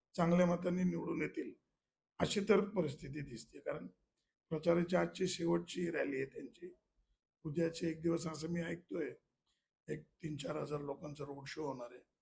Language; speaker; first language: Marathi; non-native, local second language; Malayalam